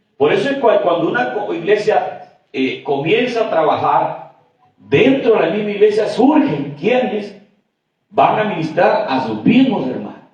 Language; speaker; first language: Spanish; native; Spanish